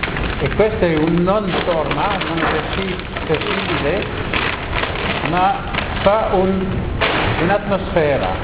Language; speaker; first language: Italian; non-native, learner; French